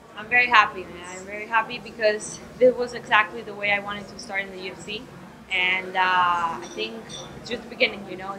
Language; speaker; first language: English; non-native, fluent; Spanish